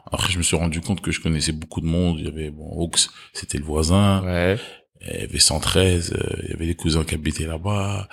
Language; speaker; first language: French; early bilingual, other home language; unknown